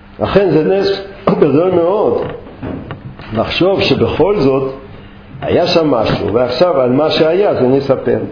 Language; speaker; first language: Hebrew; non-native, fluent; Russian